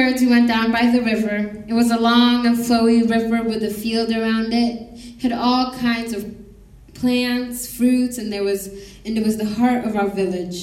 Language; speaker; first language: English; non-native, local second language; Kinyarwanda